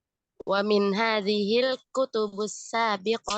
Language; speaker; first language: Arabic; non-native, learner; Indonesian